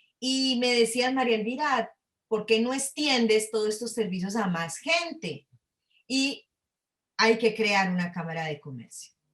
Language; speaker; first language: Spanish; native; Spanish